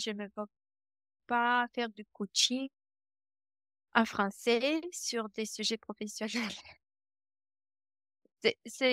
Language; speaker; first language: French; non-native, fluent; Romanian